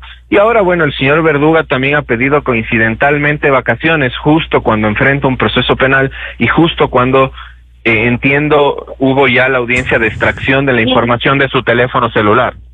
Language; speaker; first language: Spanish; native; Spanish